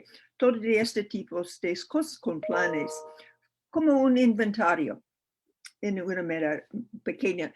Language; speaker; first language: Spanish; non-native, learner; English